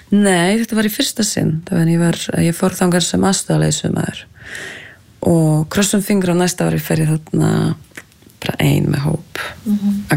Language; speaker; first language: Icelandic; non-native, fluent; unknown